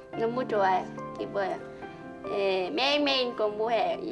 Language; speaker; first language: Korean; non-native, learner; Vietnamese